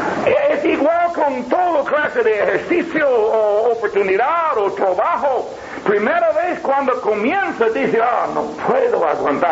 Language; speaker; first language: Spanish; non-native, learner; English